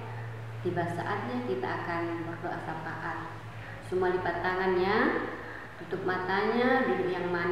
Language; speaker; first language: Indonesian; native; Indonesian